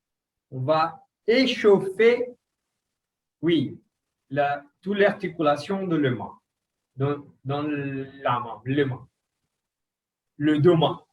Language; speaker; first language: French; non-native, learner; Portuguese